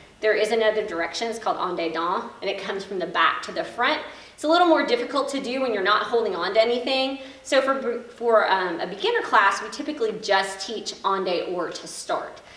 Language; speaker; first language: English; native; English